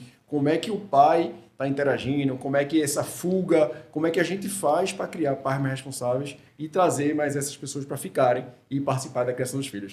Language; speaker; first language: Portuguese; native; Portuguese